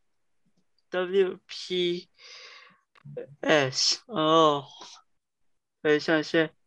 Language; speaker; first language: Chinese; early bilingual, heritage; Cantonese